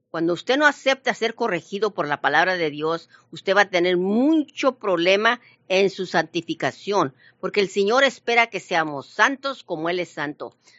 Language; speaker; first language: Spanish; early bilingual, heritage; Spanish